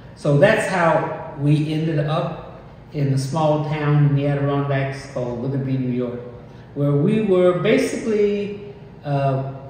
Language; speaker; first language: English; native; English